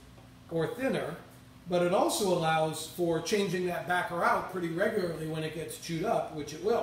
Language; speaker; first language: English; native; English